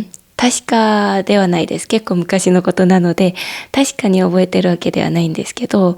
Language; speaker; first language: Japanese; non-native, fluent; Korean